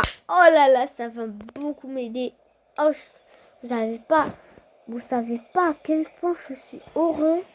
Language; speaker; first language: French; non-native, fluent; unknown